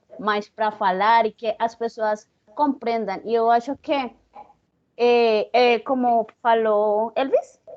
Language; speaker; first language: Portuguese; non-native, learner; Spanish